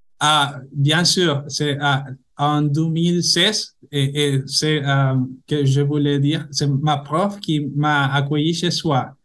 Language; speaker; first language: French; non-native, learner; Spanish